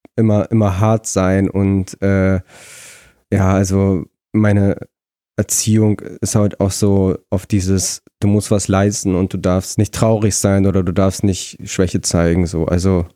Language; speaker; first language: German; early bilingual, other home language; Russian